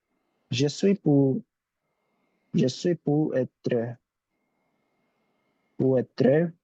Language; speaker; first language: French; non-native, learner; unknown